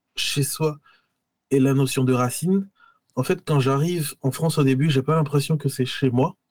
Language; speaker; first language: French; native; French